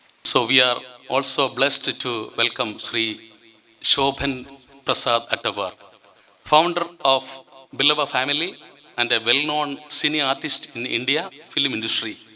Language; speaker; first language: English; non-native, local second language; Malayalam